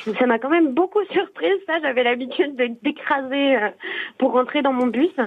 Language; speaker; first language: French; native; French